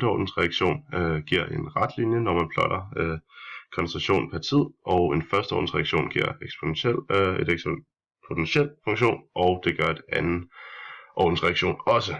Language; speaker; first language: Danish; native; Danish